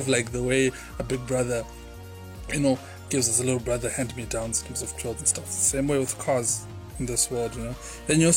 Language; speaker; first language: English; non-native, local second language; Shona